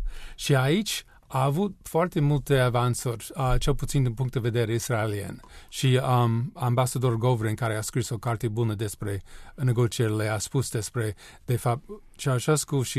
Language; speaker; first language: Romanian; non-native, learner; English